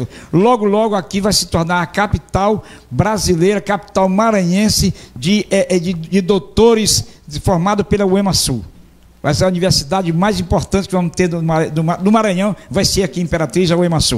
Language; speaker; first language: Portuguese; native; Portuguese